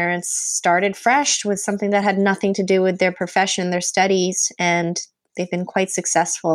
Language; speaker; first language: English; non-native, fluent; Punjabi